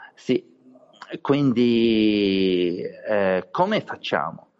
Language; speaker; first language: Italian; non-native, fluent; Arabic